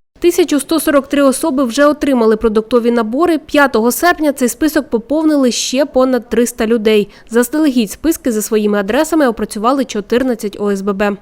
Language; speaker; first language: Ukrainian; native; Ukrainian